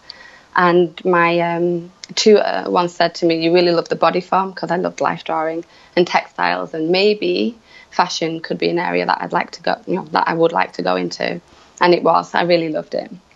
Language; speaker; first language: English; native; English